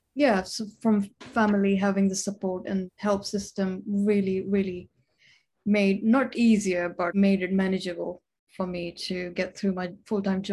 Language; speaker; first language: English; non-native, local second language; Urdu